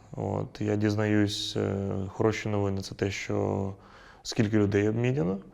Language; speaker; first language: Ukrainian; native; Ukrainian